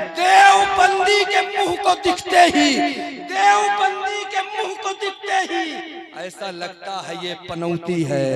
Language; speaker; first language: Hindi; native; Hindi